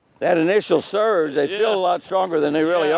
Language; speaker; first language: English; native; English